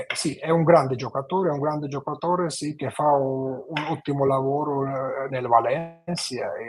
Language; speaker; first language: Italian; non-native, fluent; Georgian